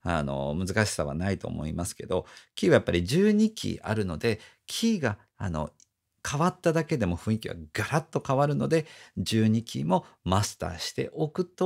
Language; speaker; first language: Japanese; native; Japanese